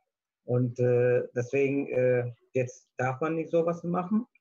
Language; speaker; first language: German; non-native, learner; Tamil